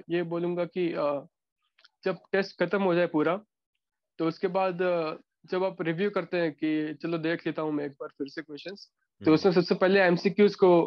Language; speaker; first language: Hindi; non-native, local second language; Gujarati